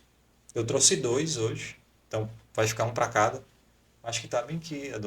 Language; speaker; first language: Portuguese; native; Portuguese